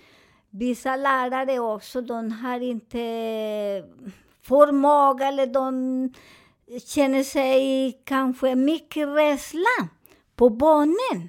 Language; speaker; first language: Swedish; non-native, fluent; Spanish